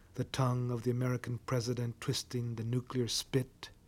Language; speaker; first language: English; early bilingual, other home language; Spanish